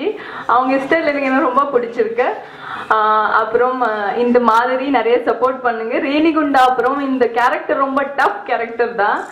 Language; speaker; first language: Tamil; non-native, learner; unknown